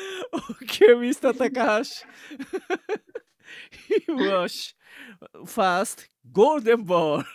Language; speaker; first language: English; non-native, learner; Japanese